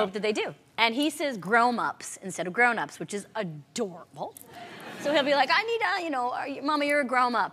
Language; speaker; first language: English; native; English